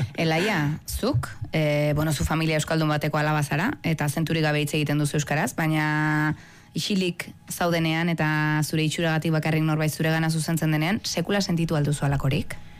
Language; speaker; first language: Basque; native; Basque